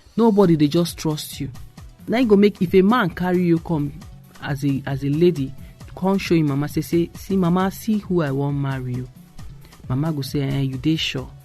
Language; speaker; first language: Nigerian Pidgin; non-native, local second language; Igbo